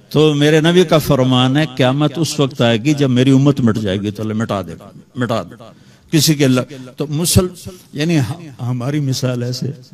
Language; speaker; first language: Urdu; non-native, local second language; Punjabi